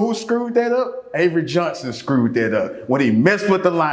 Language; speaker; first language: English; native; English